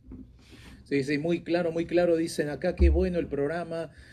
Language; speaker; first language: Spanish; native; Spanish